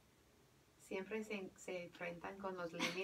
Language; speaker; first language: Spanish; non-native, fluent; English